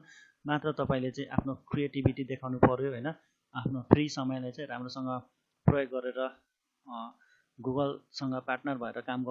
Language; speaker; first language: Nepali; native; Nepali